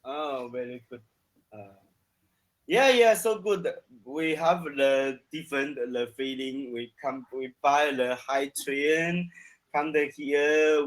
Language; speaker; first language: English; non-native, learner; Chinese